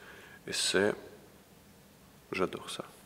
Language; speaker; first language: French; non-native, learner; Ukrainian